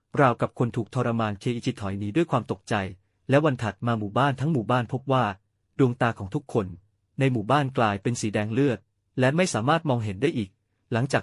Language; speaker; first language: Thai; native; Thai